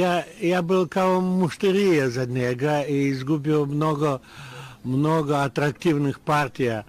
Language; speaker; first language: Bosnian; non-native, learner; Russian